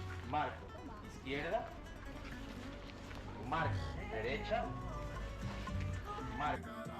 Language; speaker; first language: Spanish; native; Spanish